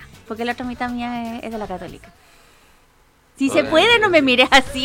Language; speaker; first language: Spanish; native; Spanish